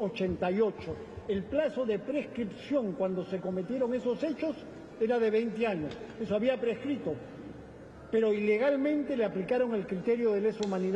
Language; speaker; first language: Spanish; native; Spanish